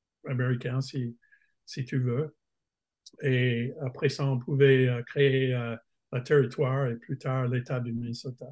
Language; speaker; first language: French; non-native, fluent; English